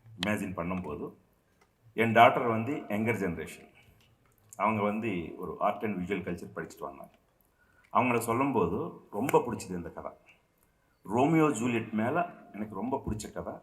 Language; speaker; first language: Tamil; non-native, local second language; Telugu